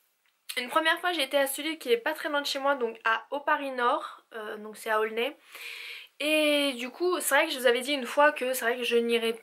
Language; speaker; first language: French; native; French